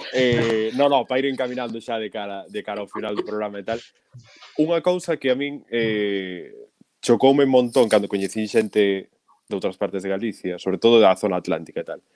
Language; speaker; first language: Galician; native; Galician